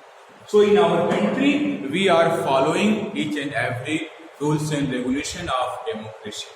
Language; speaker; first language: English; non-native, local second language; Hindi